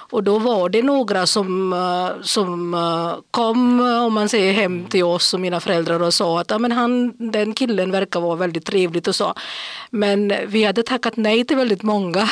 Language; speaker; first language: Swedish; non-native, fluent; English